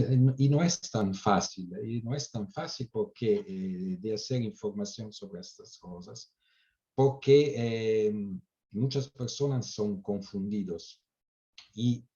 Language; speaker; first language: Spanish; non-native, fluent; Italian